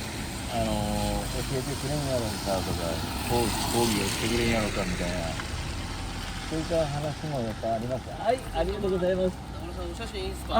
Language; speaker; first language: Japanese; native; Japanese